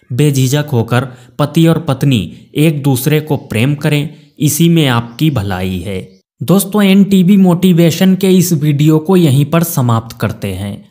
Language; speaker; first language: Hindi; native; Hindi